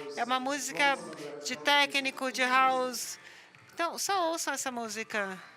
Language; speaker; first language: Portuguese; non-native, fluent; English